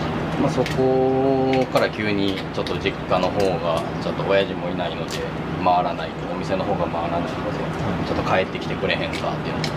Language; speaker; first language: Japanese; native; Japanese